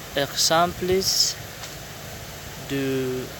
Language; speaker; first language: French; non-native, learner; Spanish